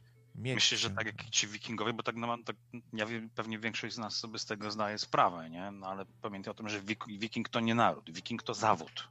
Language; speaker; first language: Polish; native; Polish